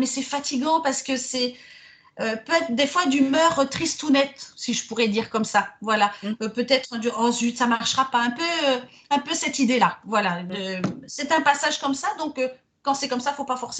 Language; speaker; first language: French; native; French